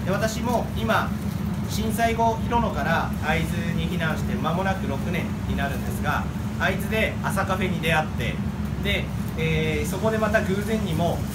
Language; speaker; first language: Japanese; native; Japanese